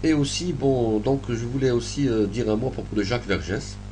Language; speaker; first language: French; non-native, local second language; Arabic